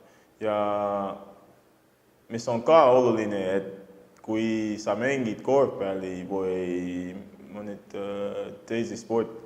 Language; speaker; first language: Estonian; non-native, fluent; English